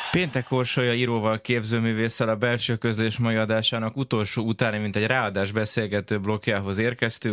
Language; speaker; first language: Hungarian; native; Hungarian